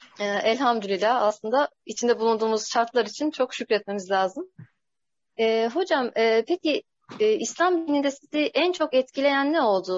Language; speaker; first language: Turkish; native; Turkish